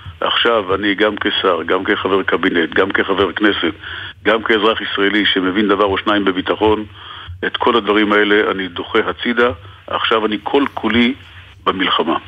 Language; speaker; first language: Hebrew; native; Hebrew